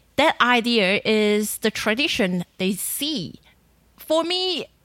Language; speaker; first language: English; non-native, fluent; Chinese